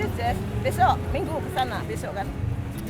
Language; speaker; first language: Indonesian; native; Indonesian